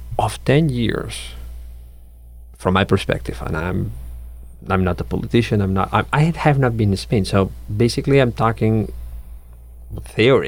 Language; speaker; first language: English; non-native, fluent; Catalan